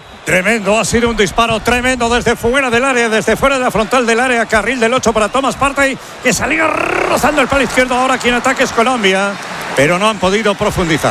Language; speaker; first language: Spanish; native; Spanish